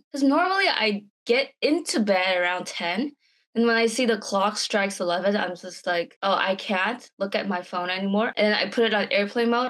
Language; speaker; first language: English; non-native, local second language; Chinese